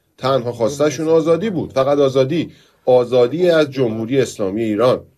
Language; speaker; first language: Persian; early bilingual, heritage; Persian